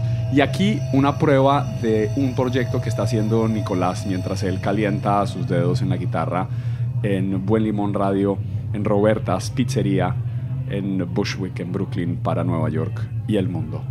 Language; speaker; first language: Spanish; native; Spanish